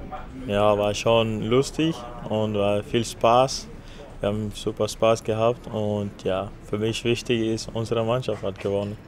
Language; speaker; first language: German; non-native, fluent; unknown